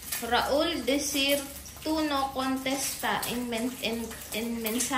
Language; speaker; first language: Spanish; non-native, learner; Filipino